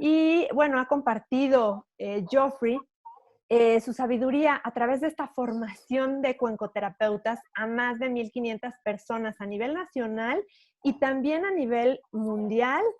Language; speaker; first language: Spanish; native; Spanish